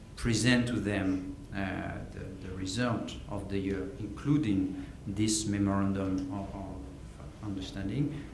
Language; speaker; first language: English; non-native, fluent; French